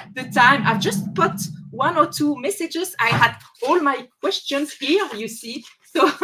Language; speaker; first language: English; non-native, fluent; French